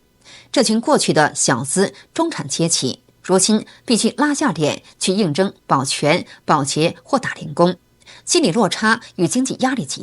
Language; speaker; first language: Chinese; native; Chinese